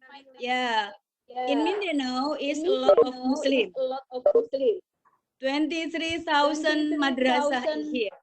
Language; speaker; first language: English; non-native, learner; Indonesian